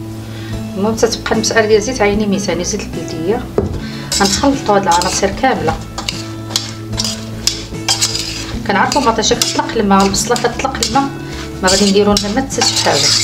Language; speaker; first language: Arabic; native; Arabic